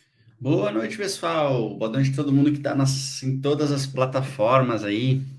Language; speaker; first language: Portuguese; native; Portuguese